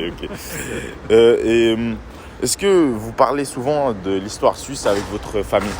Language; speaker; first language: French; native; French